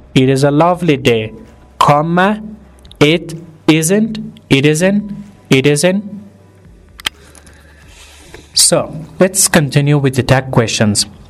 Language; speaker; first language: English; non-native, fluent; Persian